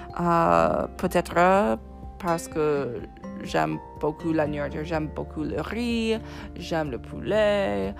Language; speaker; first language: French; non-native, fluent; English